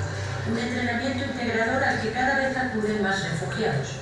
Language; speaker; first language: Spanish; native; Spanish